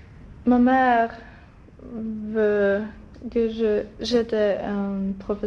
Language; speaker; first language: French; non-native, learner; Swedish